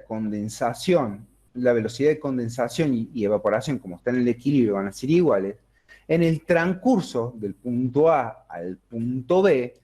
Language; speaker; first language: Spanish; native; Spanish